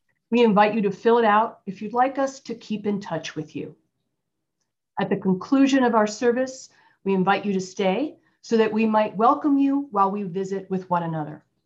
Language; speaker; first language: English; native; English